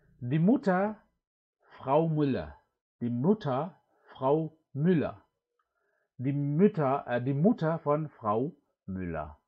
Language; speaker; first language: German; non-native, fluent; Indonesian